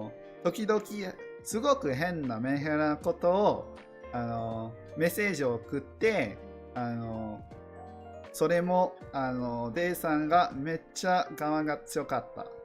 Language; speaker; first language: Japanese; non-native, learner; English